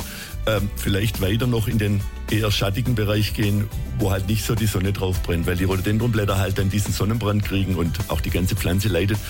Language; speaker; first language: German; native; German